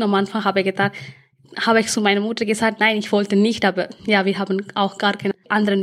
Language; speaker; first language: German; early bilingual, other home language; Tamil